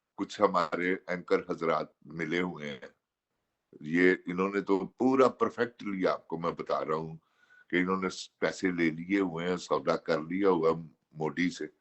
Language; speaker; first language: Urdu; non-native, local second language; Punjabi